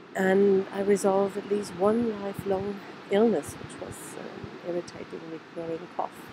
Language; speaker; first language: English; non-native, fluent; German